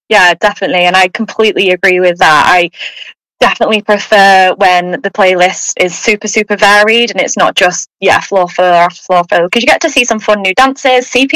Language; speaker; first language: English; native; English